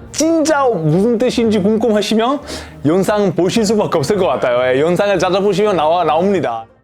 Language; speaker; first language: Korean; non-native, fluent; Italian